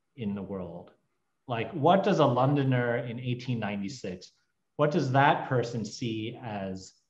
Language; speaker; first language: English; native; English